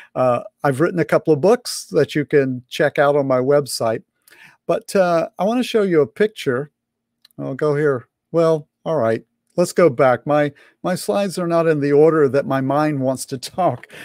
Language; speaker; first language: English; native; English